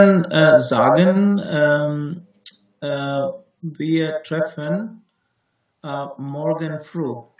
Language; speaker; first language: German; non-native, learner; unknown